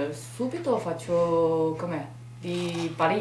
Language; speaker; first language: Italian; non-native, learner; Chinese